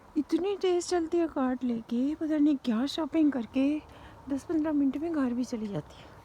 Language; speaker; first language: Hindi; native; Hindi